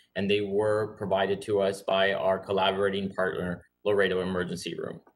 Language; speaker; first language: English; early bilingual, other home language; Spanish